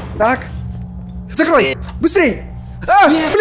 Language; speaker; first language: Russian; native; Russian